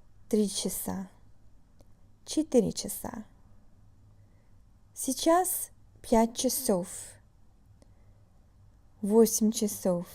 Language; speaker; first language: Russian; non-native, fluent; English